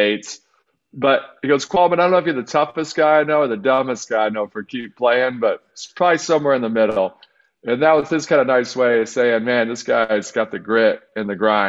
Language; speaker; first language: English; native; English